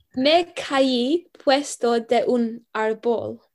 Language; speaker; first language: Spanish; non-native, learner; English